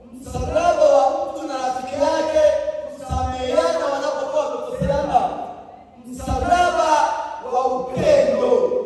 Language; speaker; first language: Swahili; native; Swahili